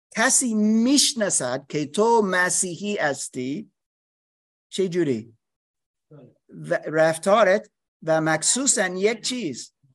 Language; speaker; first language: Persian; non-native, learner; English